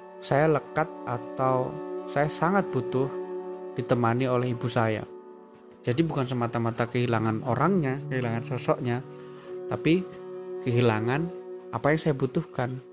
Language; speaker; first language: Indonesian; native; Indonesian